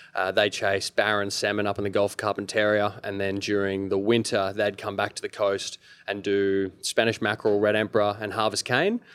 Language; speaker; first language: English; early bilingual, other home language; Maltese